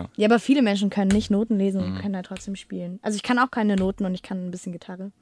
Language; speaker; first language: German; native; German